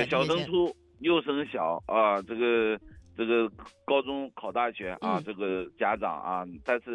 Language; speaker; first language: Chinese; native; Chinese